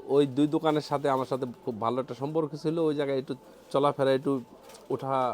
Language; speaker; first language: Bangla; native; Bangla